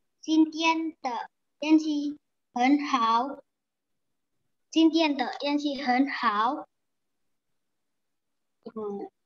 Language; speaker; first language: Chinese; non-native, learner; Indonesian